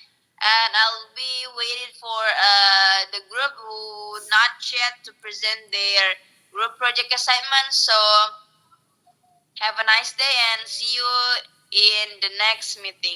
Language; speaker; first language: English; non-native, local second language; Indonesian